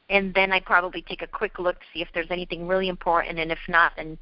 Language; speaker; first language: English; native; English